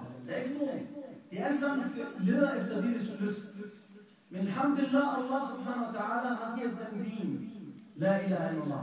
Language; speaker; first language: Danish; non-native, fluent; Arabic